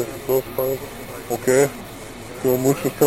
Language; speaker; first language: Spanish; non-native, learner; English